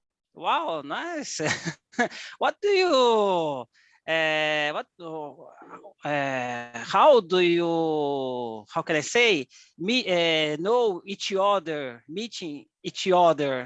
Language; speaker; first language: English; non-native, learner; Portuguese